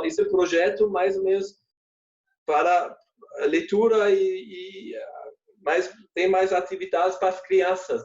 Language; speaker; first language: Portuguese; non-native, fluent; German